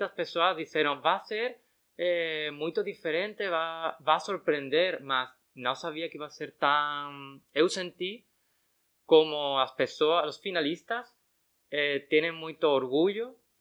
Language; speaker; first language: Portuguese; non-native, learner; Spanish